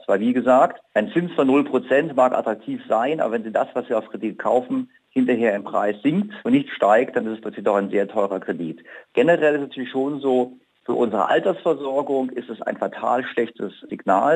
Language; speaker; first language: German; native; German